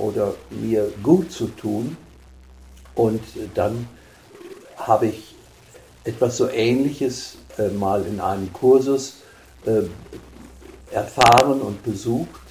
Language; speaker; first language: German; native; German